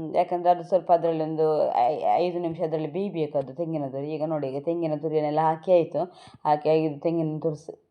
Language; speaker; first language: Kannada; non-native, local second language; Tulu